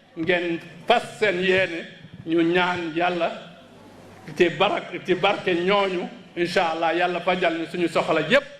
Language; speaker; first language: Wolof; non-native, local second language; Fula